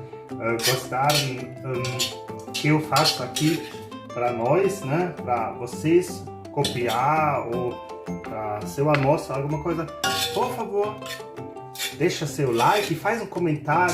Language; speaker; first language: Portuguese; non-native, learner; German